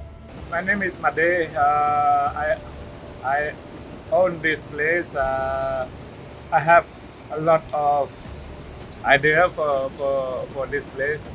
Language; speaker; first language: English; non-native, learner; Indonesian